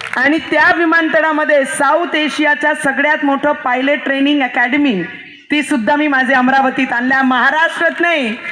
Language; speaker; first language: Marathi; non-native, local second language; Hindi